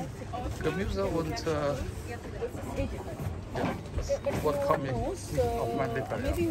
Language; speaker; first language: German; non-native, fluent; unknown